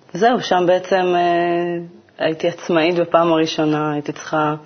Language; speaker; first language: Hebrew; native; Hebrew